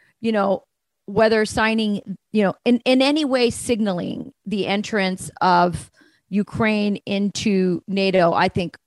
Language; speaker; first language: English; native; English